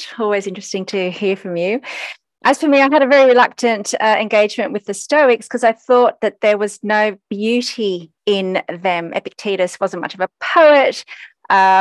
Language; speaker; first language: English; native; English